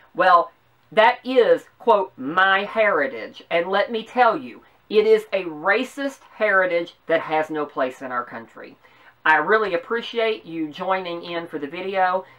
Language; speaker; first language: English; native; English